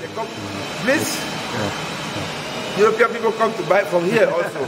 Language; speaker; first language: English; non-native, learner; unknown